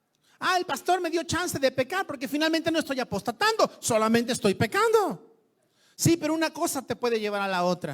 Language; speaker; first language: Spanish; native; Spanish